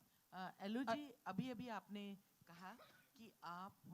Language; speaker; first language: Hindi; native; Hindi